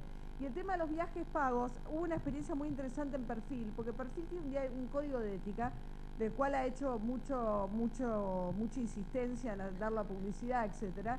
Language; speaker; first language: Spanish; native; Spanish